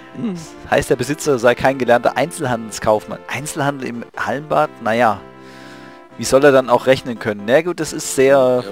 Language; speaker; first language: German; native; German